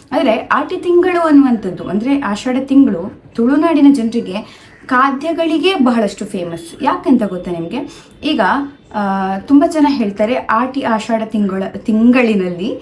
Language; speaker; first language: Kannada; non-native, local second language; Tulu